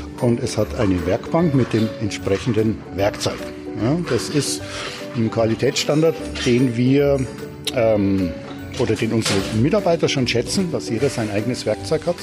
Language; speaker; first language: German; native; German